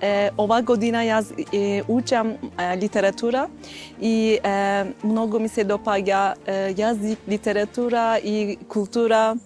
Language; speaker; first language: Macedonian; non-native, learner; Turkish